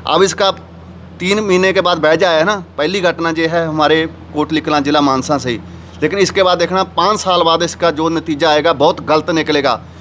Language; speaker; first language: Hindi; native; Hindi